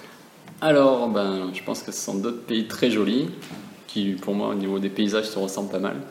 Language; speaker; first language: French; native; French